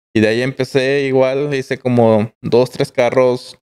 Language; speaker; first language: Spanish; native; Spanish